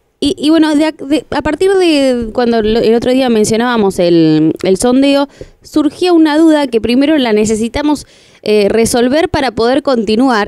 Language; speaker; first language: Spanish; native; Spanish